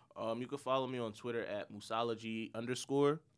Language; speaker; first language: English; early bilingual, other home language; Yoruba